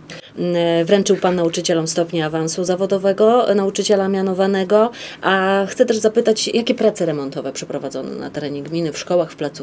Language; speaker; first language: Polish; native; Polish